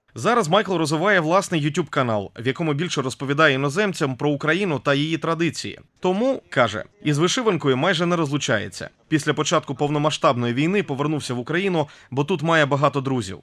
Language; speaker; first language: Ukrainian; native; Ukrainian